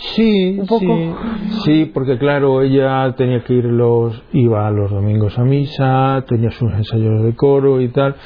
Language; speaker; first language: Spanish; native; Spanish